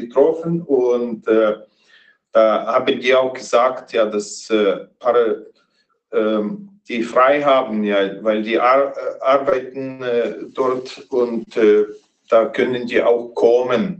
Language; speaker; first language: German; non-native, fluent; Ukrainian